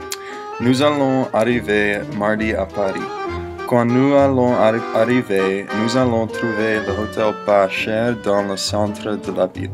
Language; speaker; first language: French; non-native, learner; English